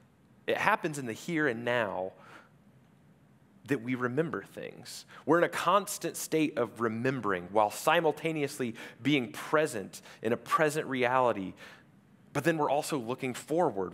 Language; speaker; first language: English; native; English